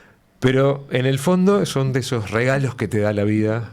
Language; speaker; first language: Spanish; native; Spanish